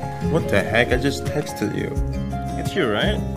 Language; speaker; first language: English; non-native, fluent; Indonesian